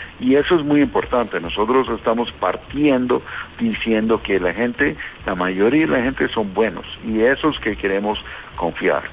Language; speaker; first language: Spanish; non-native, fluent; English